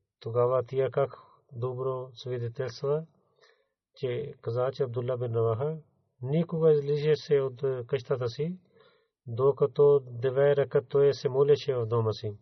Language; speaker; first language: Bulgarian; non-native, learner; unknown